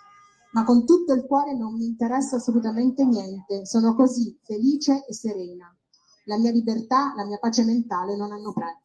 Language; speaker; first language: Italian; native; Italian